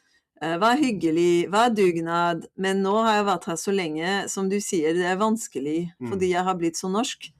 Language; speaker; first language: Norwegian; non-native, fluent; French